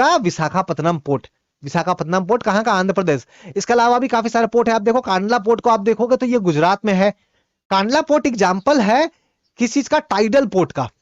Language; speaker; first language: Hindi; non-native, local second language; Bhojpuri